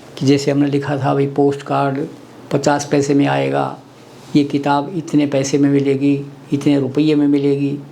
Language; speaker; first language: Hindi; native; Hindi